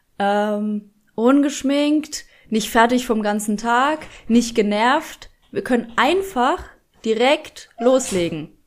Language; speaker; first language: German; early bilingual, other home language; Polish